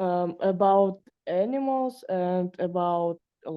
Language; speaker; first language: English; non-native, learner; Russian